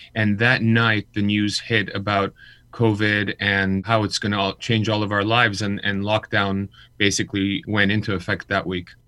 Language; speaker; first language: English; early bilingual, other home language; Armenian